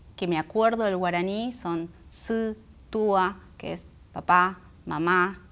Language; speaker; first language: Spanish; non-native, local second language; Guarani